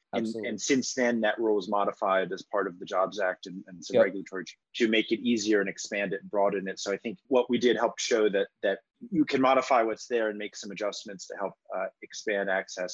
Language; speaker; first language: English; native; English